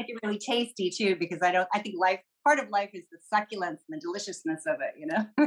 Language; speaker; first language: English; native; English